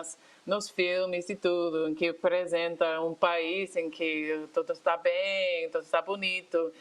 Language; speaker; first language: Portuguese; non-native, fluent; English